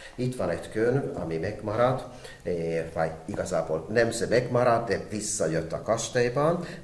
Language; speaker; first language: Hungarian; non-native, fluent; Finnish